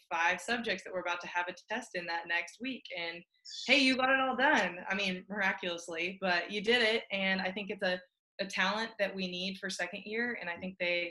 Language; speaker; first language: English; native; English